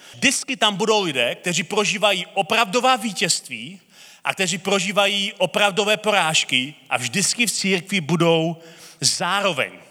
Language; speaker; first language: Czech; native; Czech